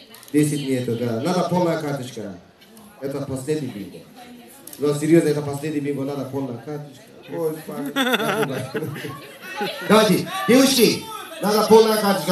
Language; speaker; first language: Russian; non-native, learner; Turkish